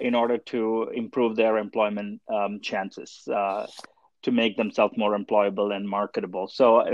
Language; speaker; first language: English; non-native, local second language; Tamil